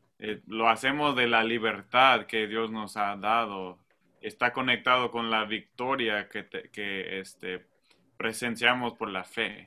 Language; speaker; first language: Spanish; non-native, fluent; English